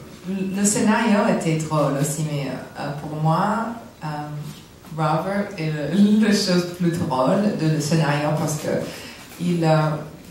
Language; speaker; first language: French; non-native, learner; English